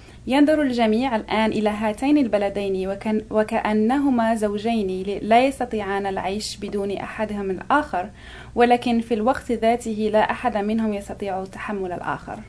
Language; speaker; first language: Arabic; native; Arabic